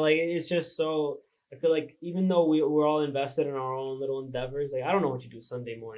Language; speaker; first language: English; native; English